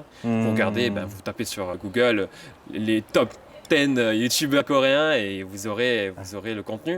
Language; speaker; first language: French; native; French